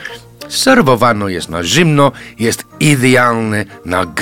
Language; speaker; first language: Polish; non-native, fluent; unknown